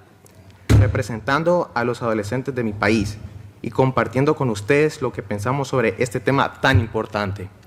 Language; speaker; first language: Spanish; native; Spanish